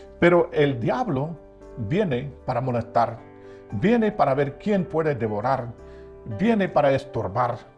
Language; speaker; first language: Spanish; non-native, fluent; English